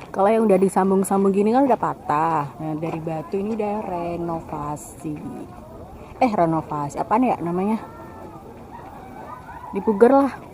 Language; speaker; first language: Indonesian; native; Indonesian